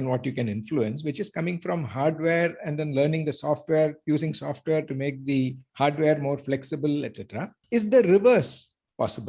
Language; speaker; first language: English; non-native, local second language; Tamil